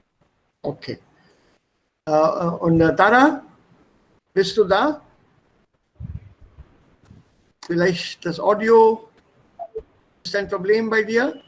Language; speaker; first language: German; non-native, fluent; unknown